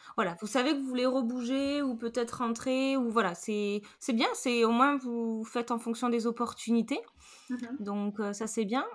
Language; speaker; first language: French; native; French